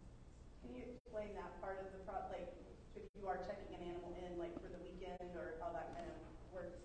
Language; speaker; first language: English; native; English